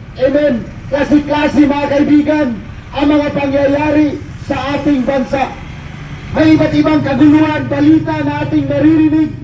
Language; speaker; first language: Filipino; non-native, local second language; Cebuano